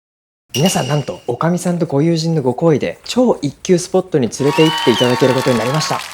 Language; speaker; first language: Japanese; native; Japanese